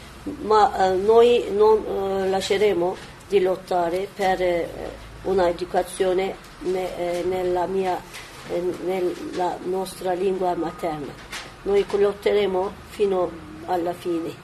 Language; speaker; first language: Italian; non-native, learner; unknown